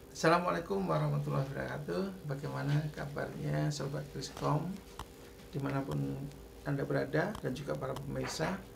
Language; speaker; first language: Indonesian; non-native, local second language; Javanese